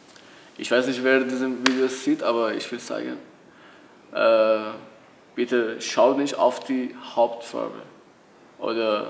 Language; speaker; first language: German; non-native, learner; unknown